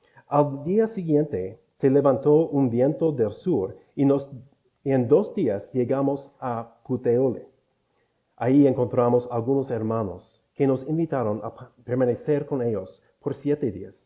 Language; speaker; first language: Spanish; non-native, fluent; English